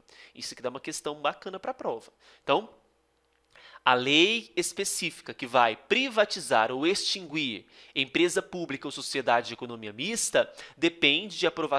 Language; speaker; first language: Portuguese; native; Portuguese